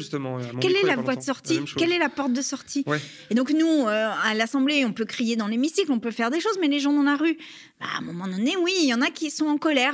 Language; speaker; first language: French; native; French